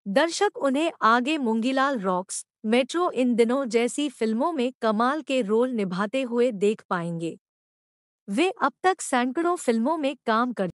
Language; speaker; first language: Hindi; native; Hindi